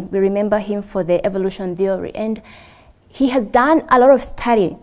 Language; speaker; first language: English; non-native, local second language; Kikuyu